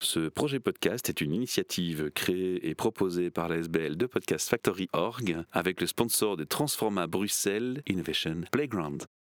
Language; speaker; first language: French; native; French